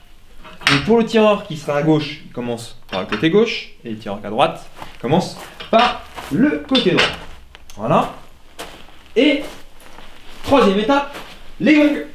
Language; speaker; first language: French; native; French